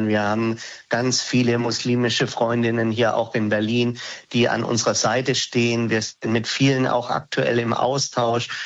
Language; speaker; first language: German; native; German